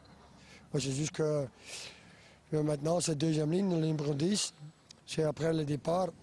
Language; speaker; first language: French; non-native, local second language; Dutch